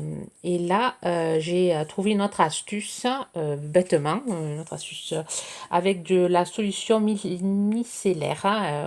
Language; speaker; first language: French; native; French